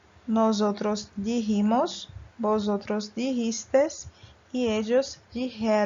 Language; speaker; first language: Spanish; non-native, fluent; Portuguese